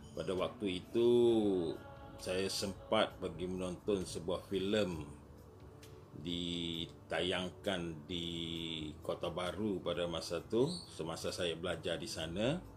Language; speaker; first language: Malay; native; Malay